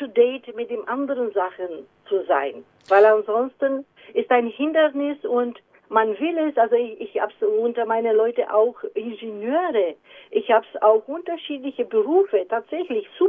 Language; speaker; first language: German; non-native, fluent; Romanian